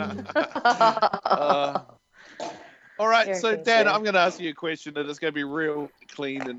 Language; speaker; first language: English; native; English